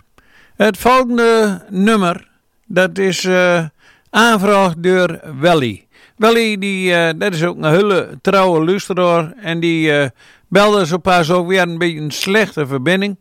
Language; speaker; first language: Dutch; native; Dutch